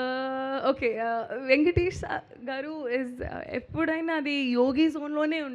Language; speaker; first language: Telugu; non-native, learner; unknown